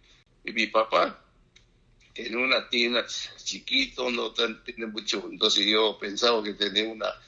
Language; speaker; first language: Spanish; non-native, learner; Chinese